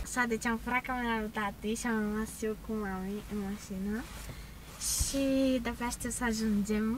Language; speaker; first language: Romanian; early bilingual, heritage; Romanian